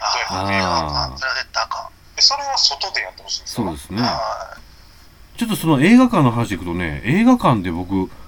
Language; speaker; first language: Japanese; native; Japanese